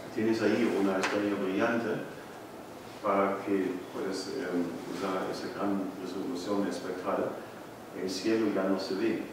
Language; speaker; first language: Spanish; non-native, learner; German